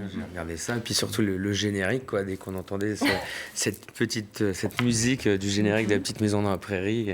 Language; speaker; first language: French; native; French